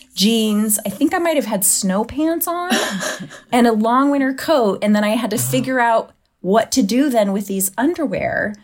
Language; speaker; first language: English; native; English